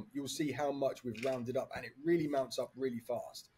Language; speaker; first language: English; native; English